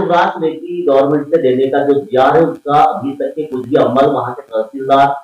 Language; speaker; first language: Hindi; non-native, local second language; Marathi